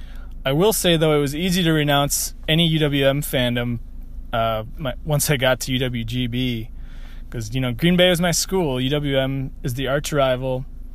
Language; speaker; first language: English; native; English